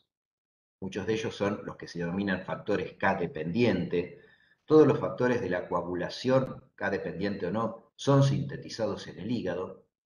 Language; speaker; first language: Spanish; native; Spanish